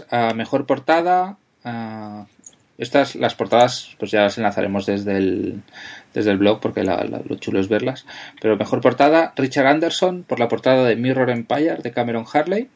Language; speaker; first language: Spanish; native; Spanish